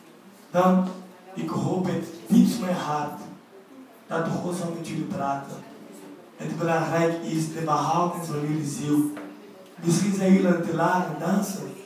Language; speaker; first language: Dutch; non-native, learner; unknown